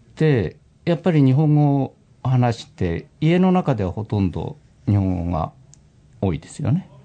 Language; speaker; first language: Japanese; native; Japanese